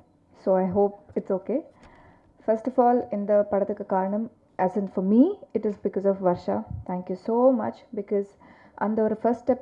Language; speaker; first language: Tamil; non-native, learner; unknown